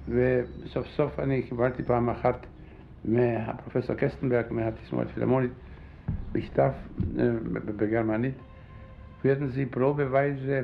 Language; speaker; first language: Hebrew; non-native, fluent; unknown